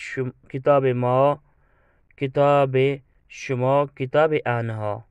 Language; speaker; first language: Persian; non-native, fluent; Urdu